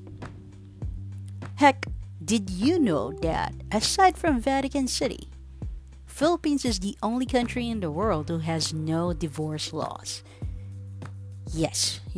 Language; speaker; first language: English; non-native, local second language; Filipino